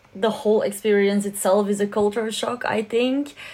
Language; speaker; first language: English; non-native, fluent; Dutch